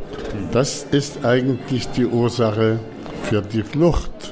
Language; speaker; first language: German; non-native, fluent; Arabic